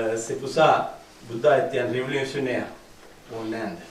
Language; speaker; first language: French; non-native, fluent; Sinhala